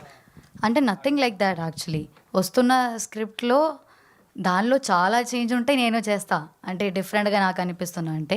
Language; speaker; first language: Telugu; non-native, fluent; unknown